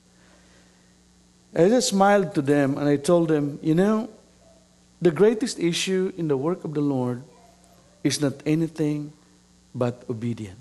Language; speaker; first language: English; non-native, local second language; Cebuano